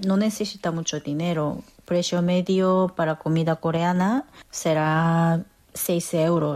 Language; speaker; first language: Spanish; non-native, fluent; Korean